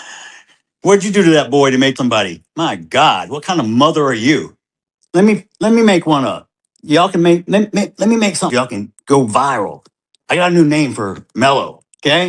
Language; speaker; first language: English; native; English